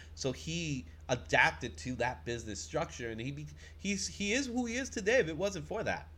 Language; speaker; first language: English; native; English